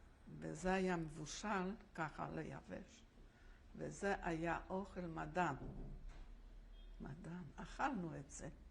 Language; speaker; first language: Hebrew; non-native, fluent; Polish